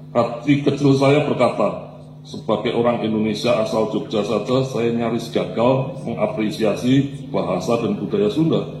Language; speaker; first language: Indonesian; non-native, local second language; Javanese